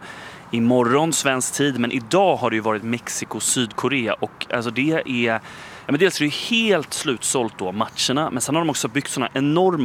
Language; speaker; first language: Swedish; native; Swedish